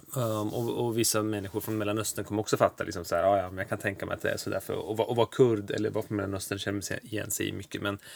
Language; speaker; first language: Swedish; non-native, local second language; Kurdish